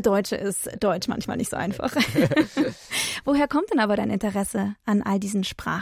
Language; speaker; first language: German; native; German